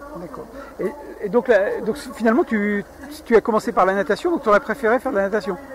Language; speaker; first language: French; native; French